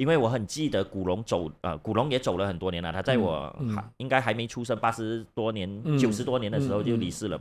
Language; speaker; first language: Chinese; native; Chinese